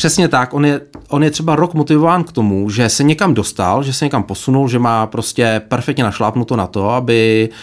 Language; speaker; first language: Czech; native; Czech